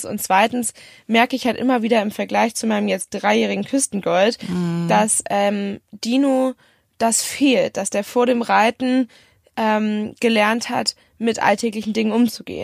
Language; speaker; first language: German; native; German